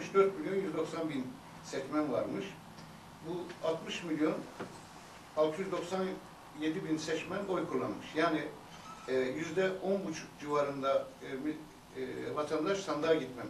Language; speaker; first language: Turkish; native; Turkish